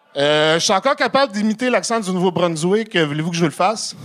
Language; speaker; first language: French; native; French